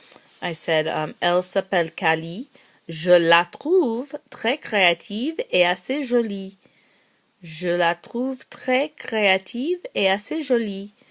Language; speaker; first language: French; non-native, learner; English